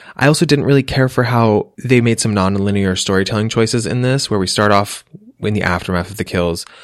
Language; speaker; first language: English; native; English